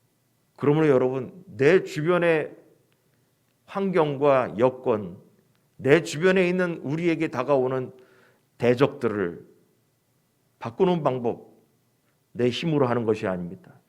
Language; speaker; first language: Korean; native; Korean